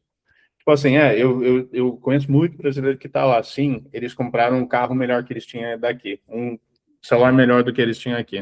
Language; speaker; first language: Portuguese; early bilingual, heritage; English